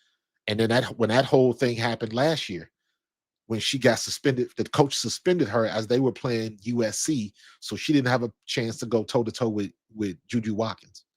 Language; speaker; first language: English; native; English